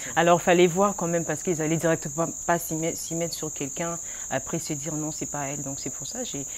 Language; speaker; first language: French; non-native, local second language; Lingala